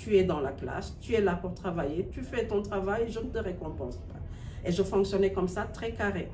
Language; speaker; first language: French; non-native, local second language; Wolof